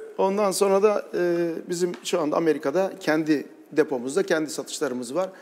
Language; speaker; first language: Turkish; native; Turkish